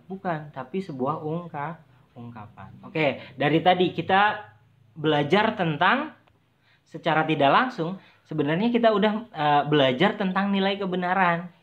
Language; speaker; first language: Indonesian; native; Indonesian